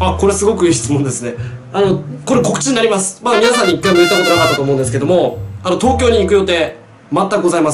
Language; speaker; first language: Japanese; native; Japanese